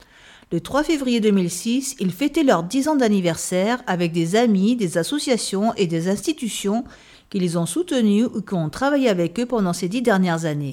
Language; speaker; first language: French; native; French